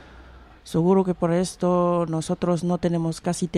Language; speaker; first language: Spanish; non-native, fluent; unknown